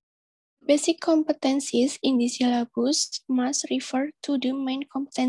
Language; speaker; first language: English; non-native, learner; Indonesian